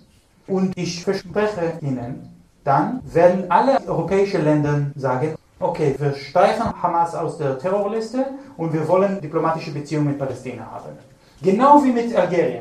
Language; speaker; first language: German; non-native, fluent; Hebrew